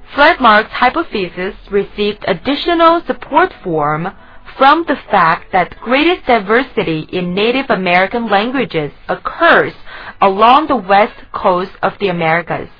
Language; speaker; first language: English; non-native, fluent; Chinese